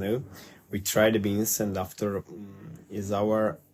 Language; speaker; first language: English; non-native, learner; Italian